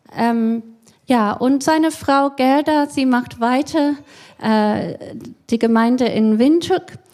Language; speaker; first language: German; non-native, fluent; English